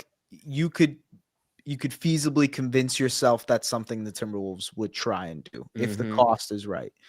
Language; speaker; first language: English; native; English